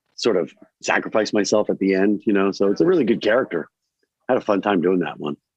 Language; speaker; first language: English; native; English